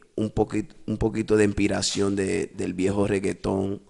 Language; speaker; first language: Spanish; early bilingual, other home language; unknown